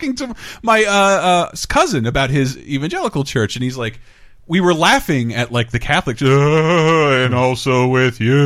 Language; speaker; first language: English; native; English